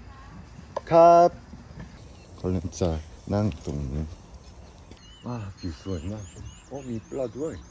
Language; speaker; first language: Thai; non-native, learner; Korean